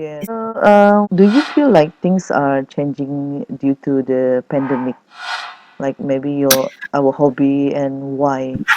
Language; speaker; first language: English; non-native, local second language; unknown